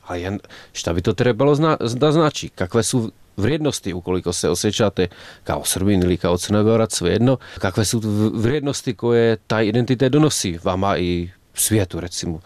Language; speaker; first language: Croatian; native; Croatian